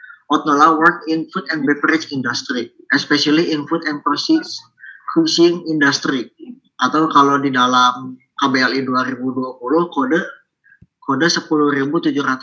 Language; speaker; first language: English; non-native, learner; Indonesian